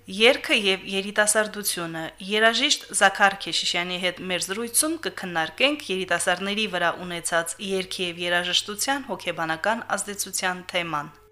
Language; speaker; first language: Armenian; native; Armenian